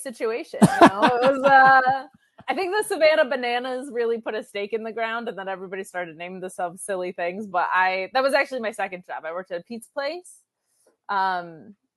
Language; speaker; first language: English; native; English